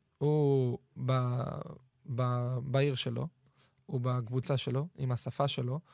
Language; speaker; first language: Hebrew; native; Hebrew